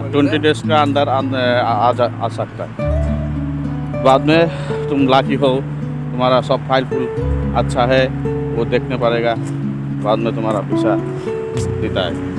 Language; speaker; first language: Hindi; non-native, learner; Nepali